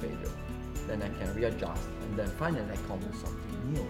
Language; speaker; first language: English; non-native, fluent; Italian